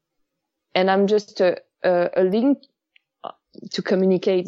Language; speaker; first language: English; non-native, learner; French